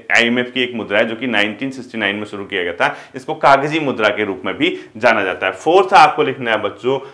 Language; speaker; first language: Hindi; native; Hindi